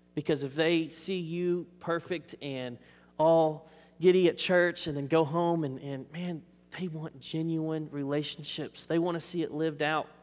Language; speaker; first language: English; native; English